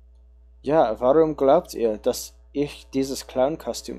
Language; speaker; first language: German; non-native, learner; English